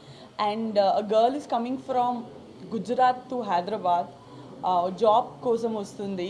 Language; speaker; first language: Telugu; non-native, learner; Gujarati